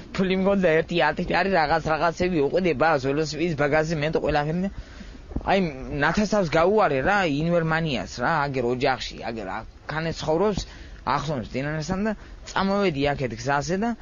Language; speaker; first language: Georgian; non-native, local second language; Mingrelian